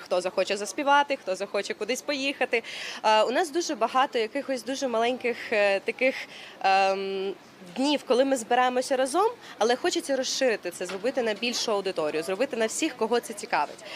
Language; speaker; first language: Ukrainian; native; Ukrainian